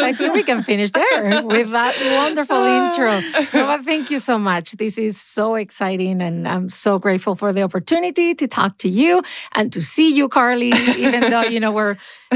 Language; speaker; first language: English; non-native, fluent; Spanish